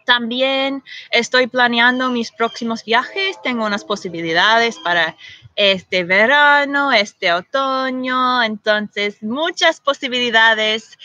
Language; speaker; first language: Spanish; non-native, fluent; English